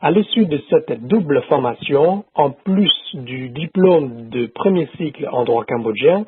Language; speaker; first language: French; non-native, fluent; Khmer